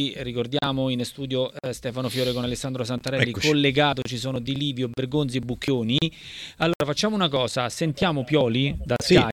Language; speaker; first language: Italian; native; Italian